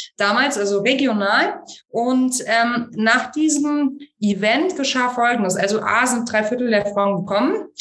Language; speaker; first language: German; native; German